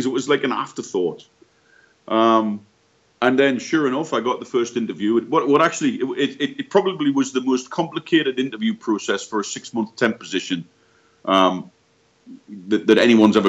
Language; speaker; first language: English; native; English